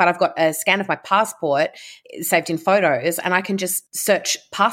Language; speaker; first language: English; native; English